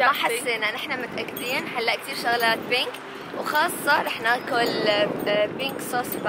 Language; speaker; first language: Arabic; native; Arabic